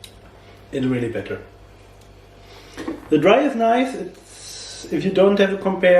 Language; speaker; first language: English; non-native, learner; German